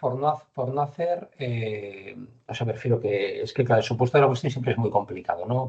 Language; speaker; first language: Spanish; native; Spanish